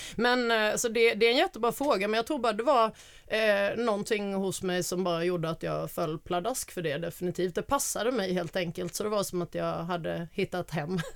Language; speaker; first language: Swedish; native; Swedish